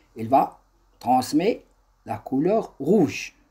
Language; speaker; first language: French; non-native, local second language; Arabic